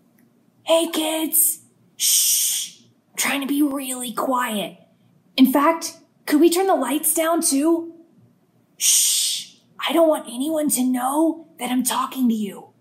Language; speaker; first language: English; native; English